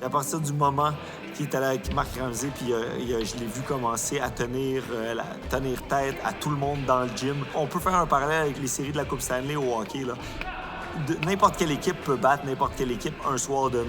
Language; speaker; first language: French; native; French